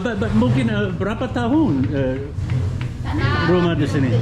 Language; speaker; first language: Indonesian; non-native, learner; English